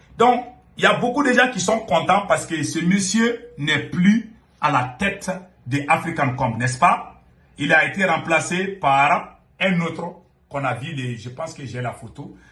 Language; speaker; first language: French; non-native, local second language; Bambara